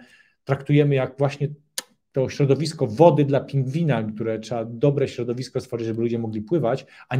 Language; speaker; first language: Polish; native; Polish